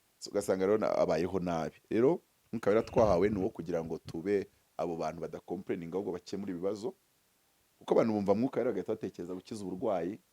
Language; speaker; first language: Kinyarwanda; early bilingual, heritage; Kinyarwanda